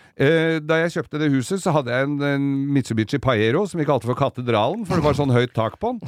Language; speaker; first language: Norwegian; native; Norwegian